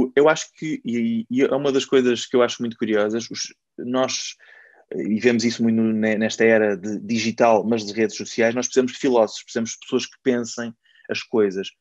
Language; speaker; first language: Portuguese; native; Portuguese